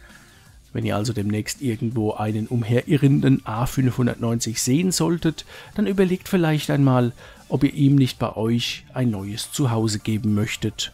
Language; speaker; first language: German; native; German